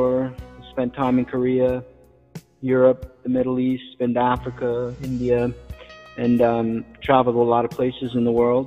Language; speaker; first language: English; native; English